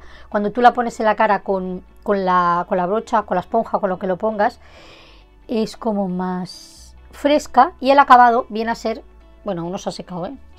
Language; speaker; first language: Spanish; native; Spanish